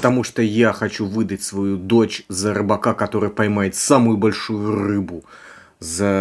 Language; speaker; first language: Russian; native; Russian